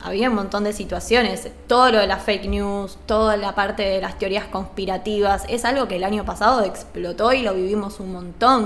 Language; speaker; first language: Spanish; native; Spanish